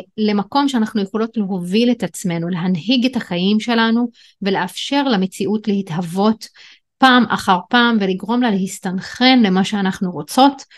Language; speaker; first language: Hebrew; non-native, local second language; Arabic